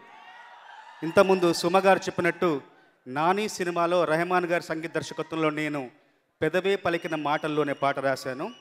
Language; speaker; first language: Telugu; native; Telugu